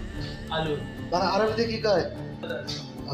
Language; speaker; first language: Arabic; non-native, learner; Bangla